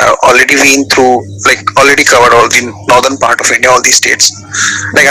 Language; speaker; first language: English; non-native, local second language; Hindi